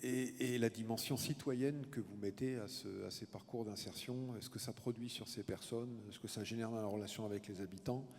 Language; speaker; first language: French; native; French